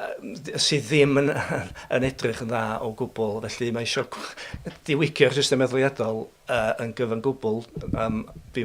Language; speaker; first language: Welsh; native; Welsh